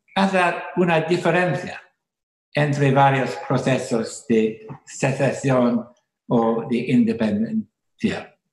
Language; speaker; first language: Spanish; non-native, fluent; English